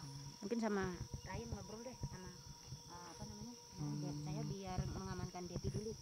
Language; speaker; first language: Indonesian; native; Indonesian